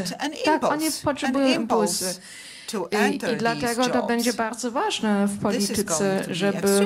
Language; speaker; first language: Polish; non-native, fluent; German